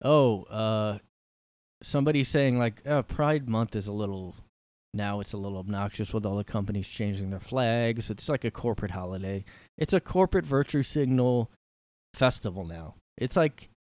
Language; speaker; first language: English; native; English